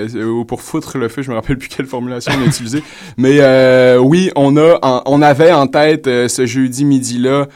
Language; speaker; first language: French; native; French